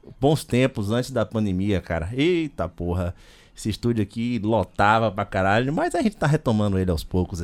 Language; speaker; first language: Portuguese; native; Portuguese